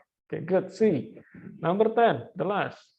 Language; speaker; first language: English; non-native, fluent; Indonesian